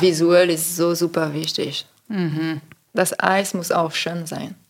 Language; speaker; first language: German; non-native, learner; French